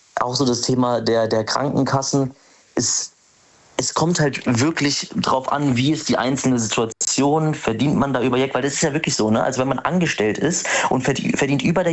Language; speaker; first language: German; native; German